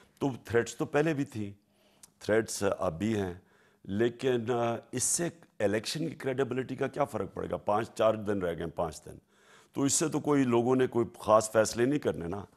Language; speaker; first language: Urdu; native; Urdu